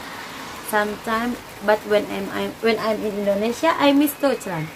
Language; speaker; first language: English; non-native, learner; Indonesian